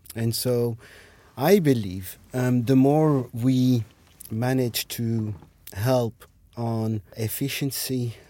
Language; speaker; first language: English; non-native, fluent; French